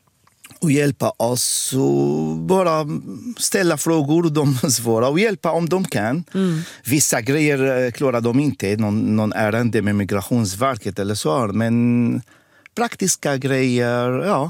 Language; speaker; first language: Swedish; non-native, fluent; Arabic